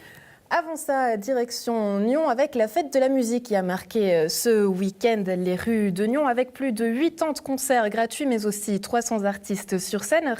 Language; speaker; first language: French; native; French